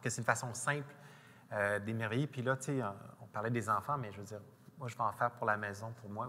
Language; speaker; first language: French; native; French